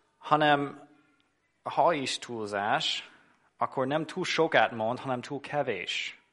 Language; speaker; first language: Hungarian; non-native, fluent; English